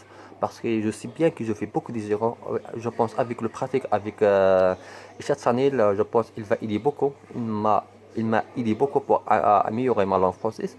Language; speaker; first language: French; non-native, learner; Arabic